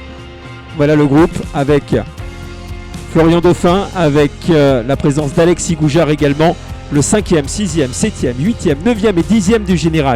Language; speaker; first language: French; native; French